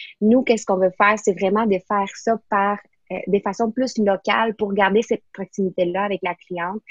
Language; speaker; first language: French; non-native, fluent; Spanish